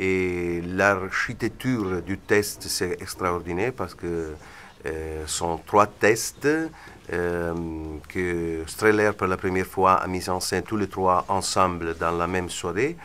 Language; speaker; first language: French; non-native, fluent; Italian